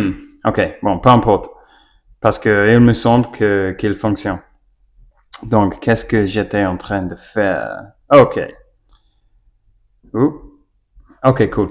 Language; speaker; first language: French; non-native, learner; English